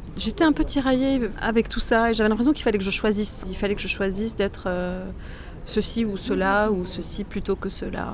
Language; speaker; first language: French; non-native, local second language; Arabic